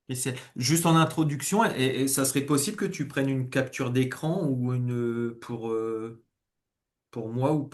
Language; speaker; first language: French; native; French